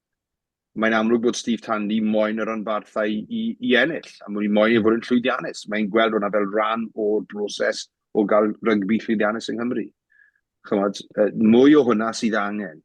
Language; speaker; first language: Welsh; native; Welsh